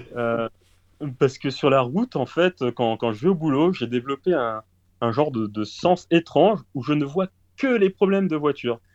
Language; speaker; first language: French; early bilingual, other home language; Portuguese